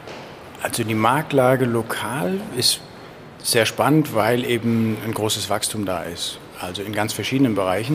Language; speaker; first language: German; native; German